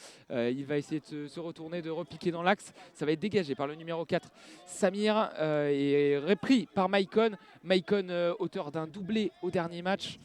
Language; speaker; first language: French; native; French